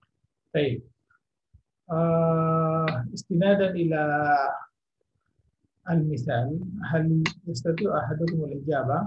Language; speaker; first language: Arabic; non-native, fluent; Indonesian